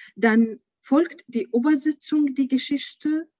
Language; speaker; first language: German; non-native, learner; Arabic